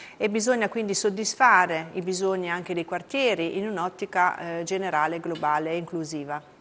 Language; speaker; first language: Italian; native; Italian